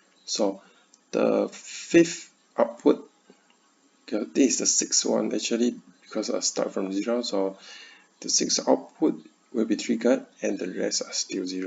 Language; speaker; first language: English; non-native, learner; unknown